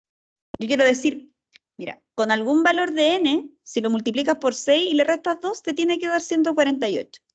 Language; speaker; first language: Spanish; native; Spanish